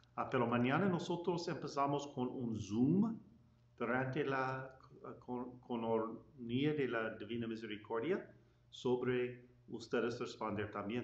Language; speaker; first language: Spanish; non-native, learner; English